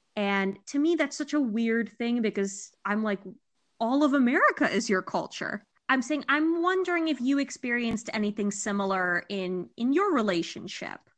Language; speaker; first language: English; early bilingual, other home language; Hindi